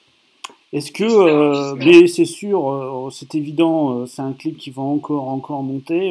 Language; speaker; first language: French; native; French